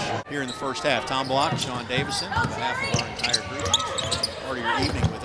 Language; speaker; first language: English; native; English